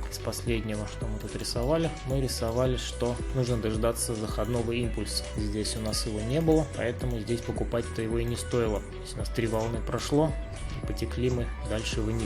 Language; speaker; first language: Russian; native; Russian